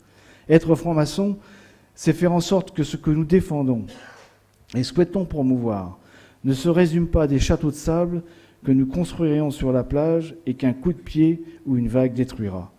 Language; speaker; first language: French; native; French